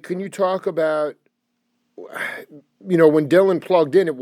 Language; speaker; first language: English; native; English